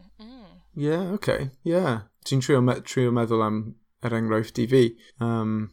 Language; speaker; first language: Welsh; non-native, local second language; English